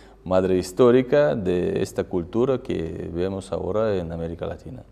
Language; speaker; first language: Spanish; non-native, fluent; Russian